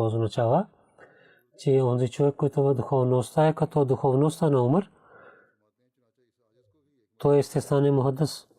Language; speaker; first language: Bulgarian; non-native, learner; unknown